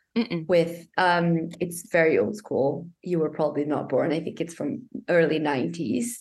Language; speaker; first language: English; non-native, fluent; Portuguese